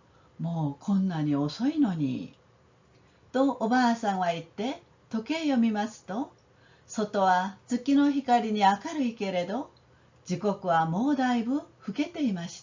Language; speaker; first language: Japanese; non-native, fluent; Korean